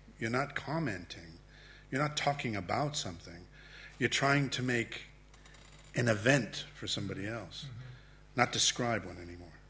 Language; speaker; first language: English; early bilingual, other home language; Spanish